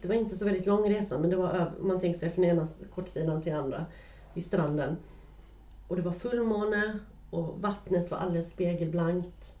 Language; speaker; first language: Swedish; native; Swedish